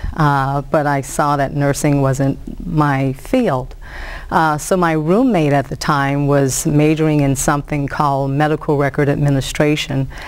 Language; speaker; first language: English; native; English